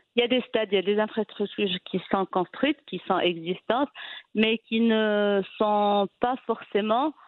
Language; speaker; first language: French; non-native, local second language; Arabic